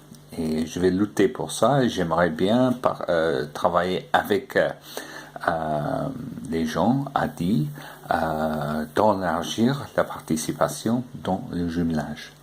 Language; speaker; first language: French; non-native, fluent; English